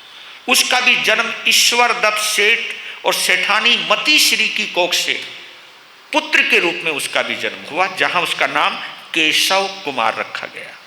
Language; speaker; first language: Hindi; native; Hindi